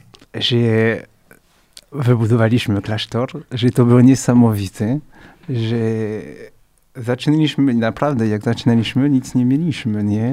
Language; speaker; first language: Polish; non-native, fluent; French